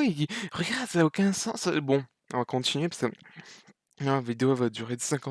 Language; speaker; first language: French; native; French